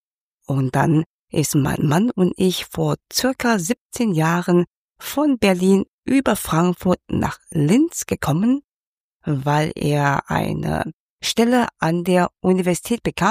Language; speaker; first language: German; non-native, fluent; Cantonese